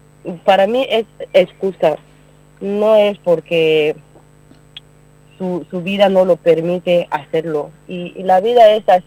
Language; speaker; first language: Spanish; non-native, learner; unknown